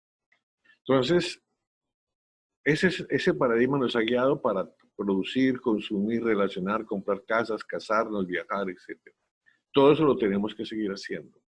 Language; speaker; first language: Spanish; native; Spanish